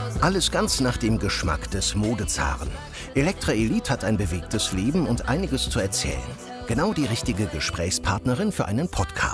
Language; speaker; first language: German; native; German